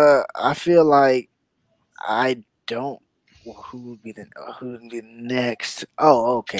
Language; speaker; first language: English; native; English